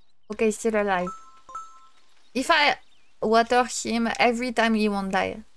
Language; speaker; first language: English; non-native, fluent; French